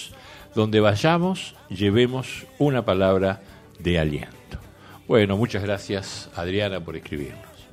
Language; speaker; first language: Spanish; native; Spanish